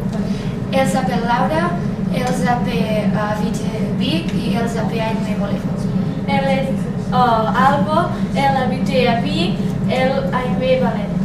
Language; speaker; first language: French; non-native, learner; Catalan